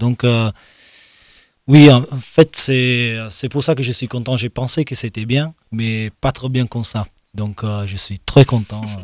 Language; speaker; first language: French; non-native, fluent; Italian